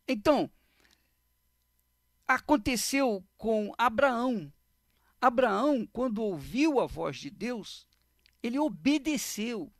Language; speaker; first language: Portuguese; native; Portuguese